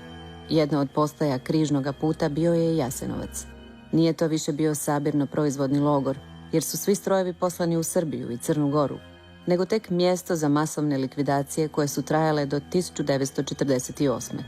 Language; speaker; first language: Croatian; native; Croatian